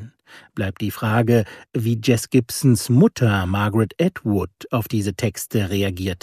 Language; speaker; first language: German; native; German